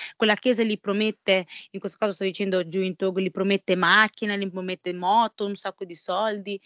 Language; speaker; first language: Italian; early bilingual, heritage; Italian